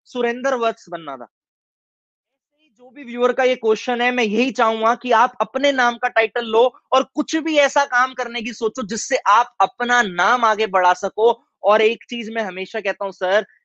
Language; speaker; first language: Hindi; native; Hindi